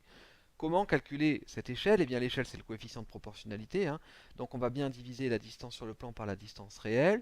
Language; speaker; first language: French; native; French